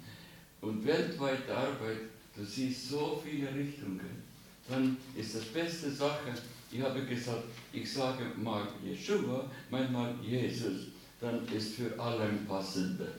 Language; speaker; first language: German; non-native, fluent; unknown